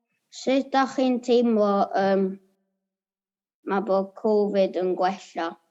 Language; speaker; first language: Welsh; native; Welsh